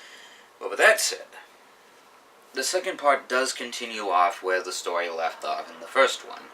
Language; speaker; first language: English; native; English